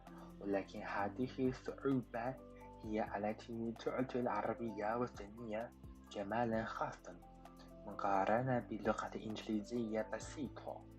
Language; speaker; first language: Arabic; non-native, fluent; Chinese